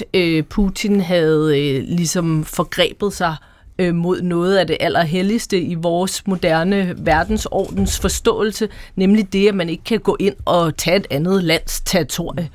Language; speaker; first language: Danish; native; Danish